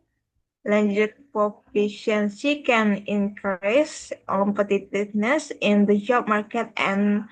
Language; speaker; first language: English; non-native, learner; Indonesian